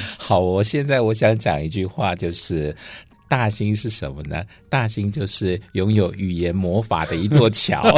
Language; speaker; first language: Chinese; native; Chinese